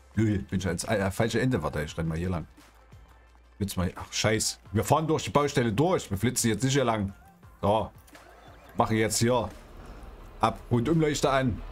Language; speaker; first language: German; native; German